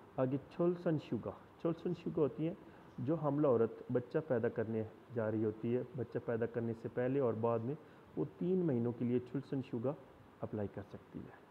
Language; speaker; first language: Urdu; non-native, local second language; Punjabi